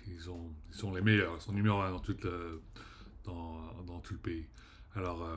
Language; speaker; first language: French; early bilingual, heritage; French